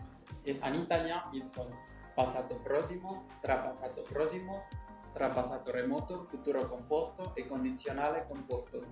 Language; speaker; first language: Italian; non-native, learner; Spanish